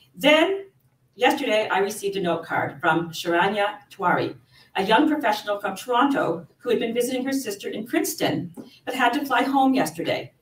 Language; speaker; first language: English; native; English